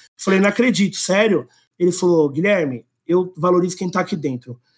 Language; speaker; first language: Portuguese; native; Portuguese